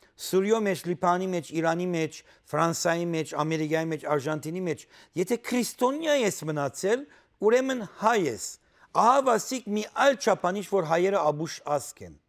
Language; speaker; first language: Armenian; early bilingual, heritage; Armenian